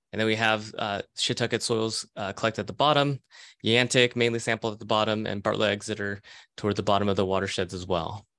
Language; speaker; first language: English; native; English